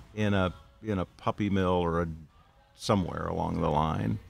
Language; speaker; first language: English; native; English